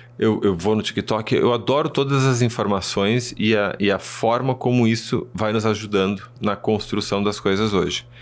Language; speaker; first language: Portuguese; early bilingual, other home language; Spanish